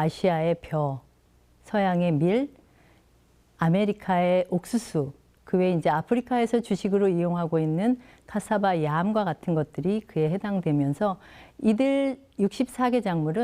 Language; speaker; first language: Korean; native; Korean